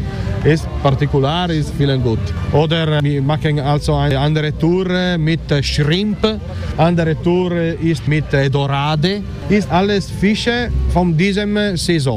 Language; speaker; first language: German; non-native, learner; Italian